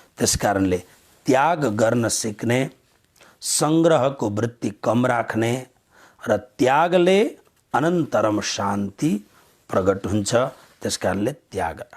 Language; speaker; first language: Nepali; native; Nepali